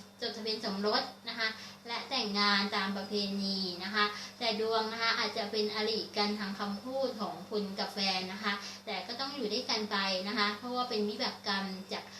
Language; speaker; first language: Thai; native; Thai